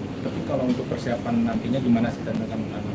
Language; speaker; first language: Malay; non-native, local second language; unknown